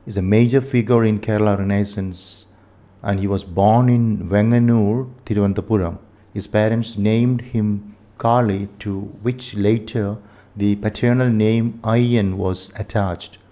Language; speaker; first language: English; non-native, local second language; Malayalam